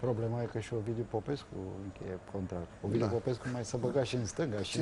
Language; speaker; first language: Romanian; native; Romanian